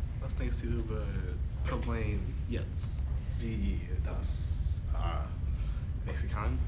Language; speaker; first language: German; non-native, learner; English